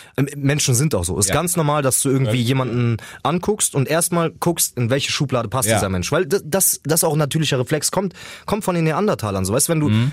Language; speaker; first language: German; native; German